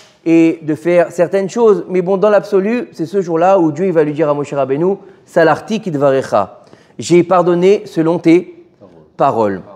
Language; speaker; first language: French; native; French